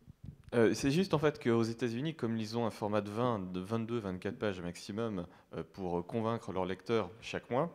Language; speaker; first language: French; native; French